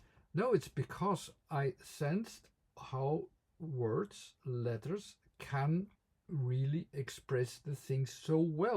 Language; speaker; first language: English; non-native, fluent; Dutch